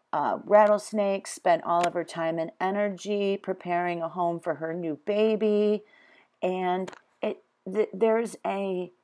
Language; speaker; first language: English; native; English